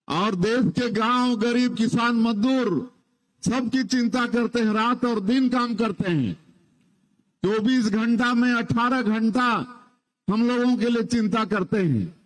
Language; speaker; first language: Hindi; native; Hindi